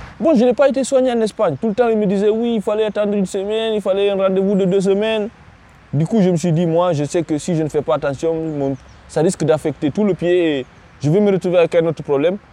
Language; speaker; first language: French; non-native, local second language; Fula